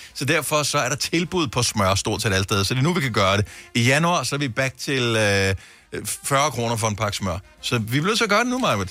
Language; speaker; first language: Danish; native; Danish